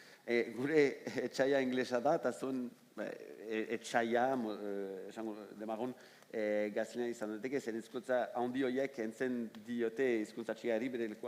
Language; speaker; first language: Basque; non-native, fluent; French